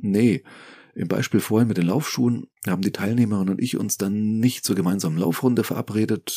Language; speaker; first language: German; native; German